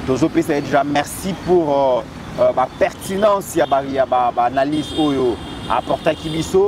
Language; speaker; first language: French; non-native, local second language; Lingala